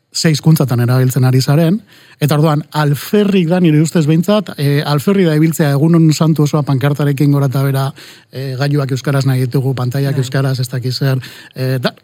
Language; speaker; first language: Basque; non-native, local second language; Spanish